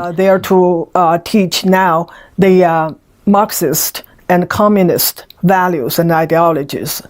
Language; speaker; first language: English; non-native, fluent; Chinese